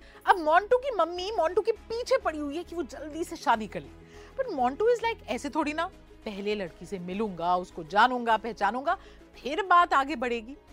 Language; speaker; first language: Hindi; native; Hindi